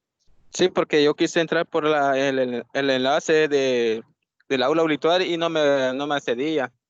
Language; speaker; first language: Spanish; native; Spanish